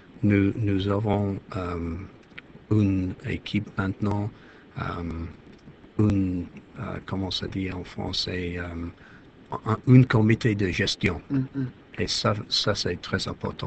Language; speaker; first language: French; non-native, fluent; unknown